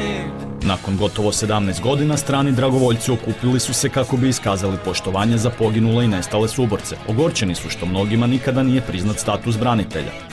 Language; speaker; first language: Croatian; native; Croatian